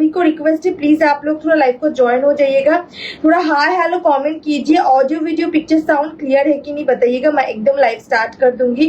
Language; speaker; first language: Hindi; non-native, local second language; Bangla